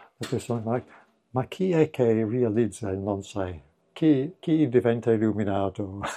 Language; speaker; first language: Italian; non-native, fluent; English